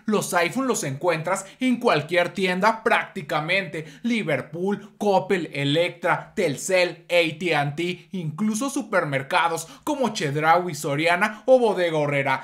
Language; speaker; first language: Spanish; native; Spanish